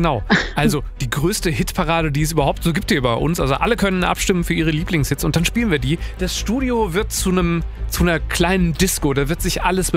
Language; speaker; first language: German; native; German